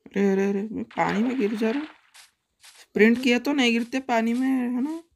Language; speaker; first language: Hindi; non-native, local second language; Kannada